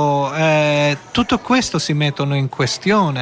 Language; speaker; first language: Italian; non-native, fluent; Albanian